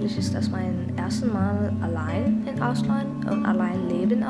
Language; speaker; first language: German; non-native, fluent; Marathi